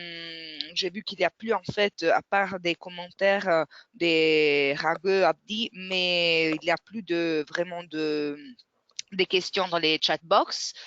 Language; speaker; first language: French; non-native, fluent; Italian